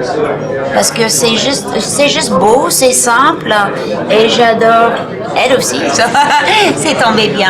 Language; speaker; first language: French; non-native, fluent; English